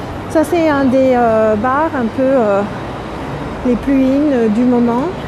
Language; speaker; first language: French; native; French